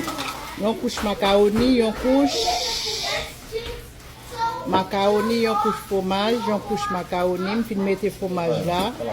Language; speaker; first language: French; non-native, local second language; Haitian Creole